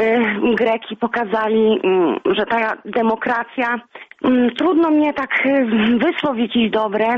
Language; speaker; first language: Polish; non-native, local second language; Belarusian